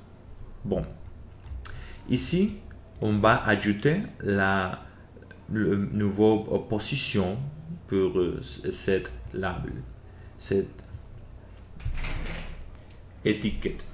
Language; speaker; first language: French; non-native, learner; Spanish